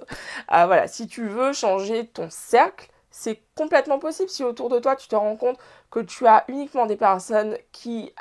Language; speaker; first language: French; native; French